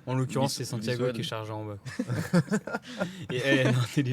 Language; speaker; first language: French; native; French